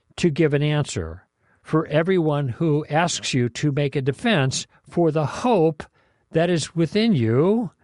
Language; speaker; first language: English; native; English